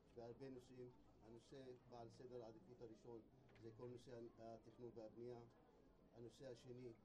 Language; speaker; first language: Hebrew; non-native, local second language; Arabic